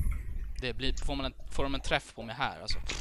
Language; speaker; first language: Swedish; native; Swedish